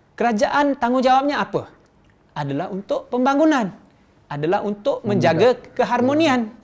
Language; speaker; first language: Malay; non-native, local second language; Chinese